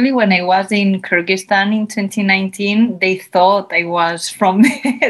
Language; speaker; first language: English; non-native, fluent; Spanish